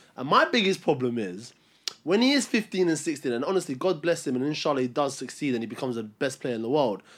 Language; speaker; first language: English; early bilingual, other home language; Albanian